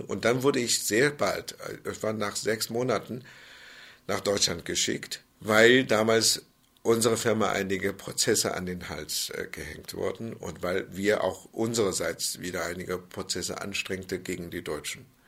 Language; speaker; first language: German; non-native, fluent; Chinese